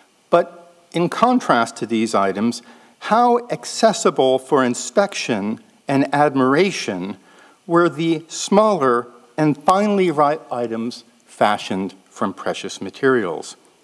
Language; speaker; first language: English; native; English